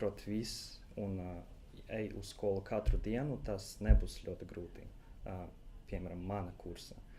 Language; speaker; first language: Latvian; non-native, local second language; Russian